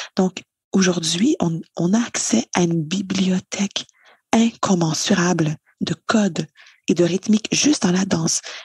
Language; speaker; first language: French; native; French